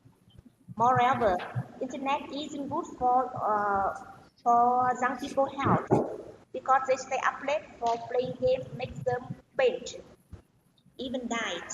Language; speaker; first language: English; non-native, learner; Vietnamese